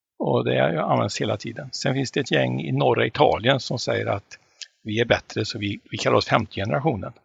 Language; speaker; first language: Swedish; native; Swedish